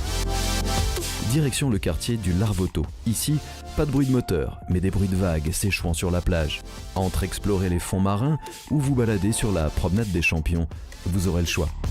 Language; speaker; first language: French; native; French